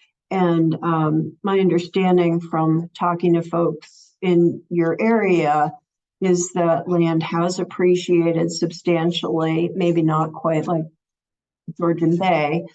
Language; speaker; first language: English; native; English